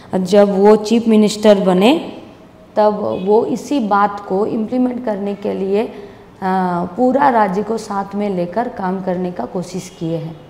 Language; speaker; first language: Hindi; non-native, local second language; Bangla